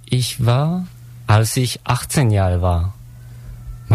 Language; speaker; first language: German; non-native, learner; Japanese